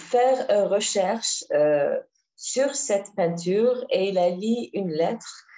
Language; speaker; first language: French; non-native, learner; Arabic